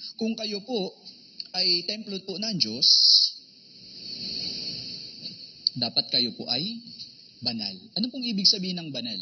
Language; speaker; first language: Filipino; native; Filipino